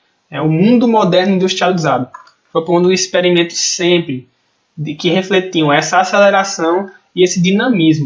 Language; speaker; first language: Portuguese; native; Portuguese